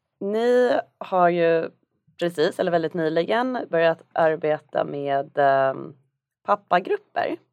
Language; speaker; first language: Swedish; native; Swedish